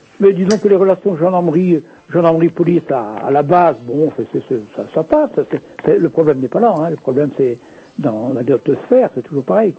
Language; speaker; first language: French; native; French